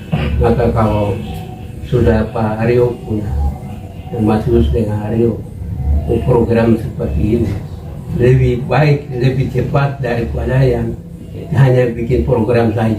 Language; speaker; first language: Indonesian; non-native, local second language; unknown